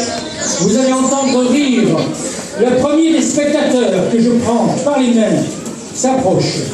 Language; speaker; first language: French; native; French